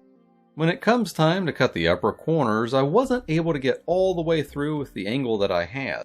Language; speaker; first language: English; native; English